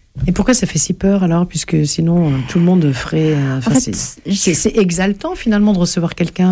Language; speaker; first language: French; native; French